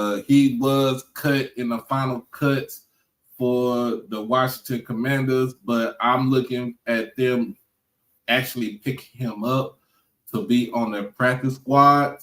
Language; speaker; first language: English; native; English